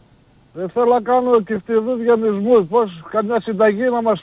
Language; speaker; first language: Greek; native; Greek